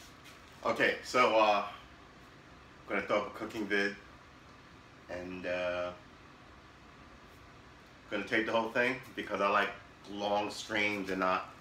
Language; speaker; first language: English; native; English